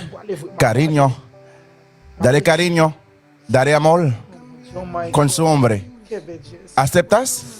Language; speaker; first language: Spanish; non-native, learner; Haitian Creole